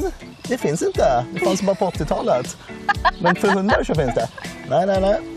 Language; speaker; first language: Norwegian; native; Norwegian